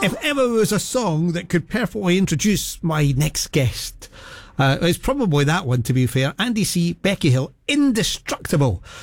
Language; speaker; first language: English; native; English